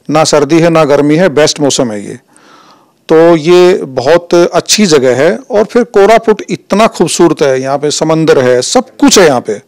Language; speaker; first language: Hindi; native; Hindi